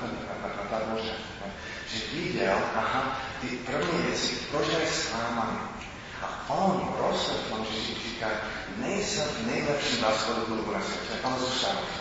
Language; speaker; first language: Czech; non-native, fluent; English